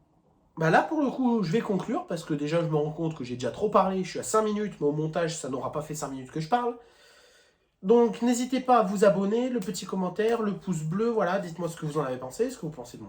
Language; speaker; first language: French; native; French